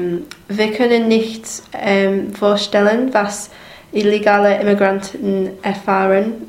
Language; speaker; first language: German; non-native, learner; English